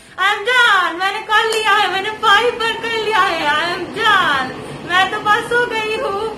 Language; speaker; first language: Hindi; non-native, local second language; Bangla